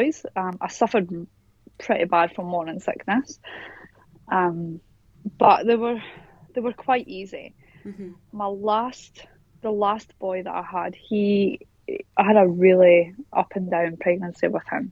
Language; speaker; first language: English; native; English